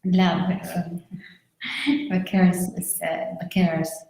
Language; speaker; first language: English; non-native, learner; Arabic